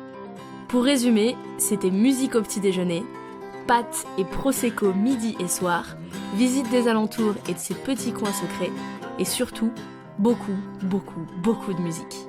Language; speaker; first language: French; native; French